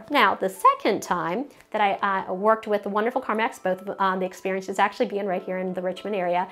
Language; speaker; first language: English; native; English